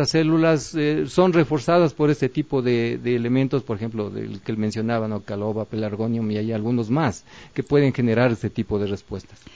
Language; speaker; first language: Spanish; native; Spanish